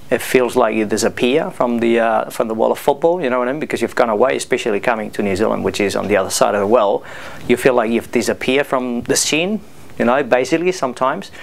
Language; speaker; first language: English; non-native, fluent; Spanish